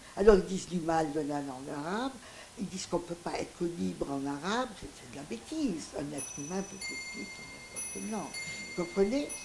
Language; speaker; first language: French; non-native, local second language; Greek